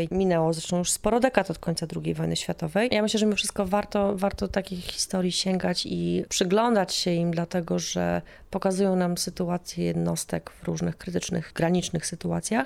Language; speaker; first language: Polish; native; Polish